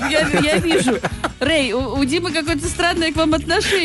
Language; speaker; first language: Russian; native; Russian